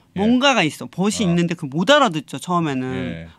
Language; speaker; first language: Korean; native; Korean